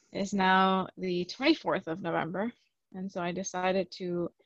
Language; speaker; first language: English; early bilingual, other home language; Spanish